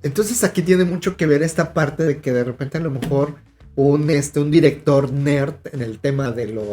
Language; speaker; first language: Spanish; native; Spanish